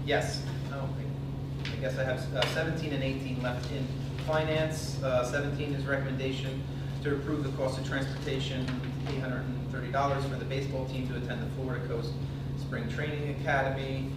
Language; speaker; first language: English; native; English